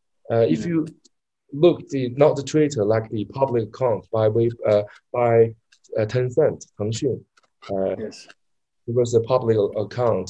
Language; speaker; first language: English; non-native, learner; Chinese